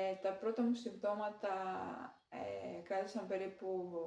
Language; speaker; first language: Greek; native; Greek